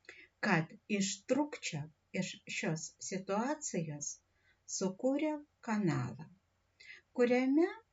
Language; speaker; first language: Lithuanian; non-native, learner; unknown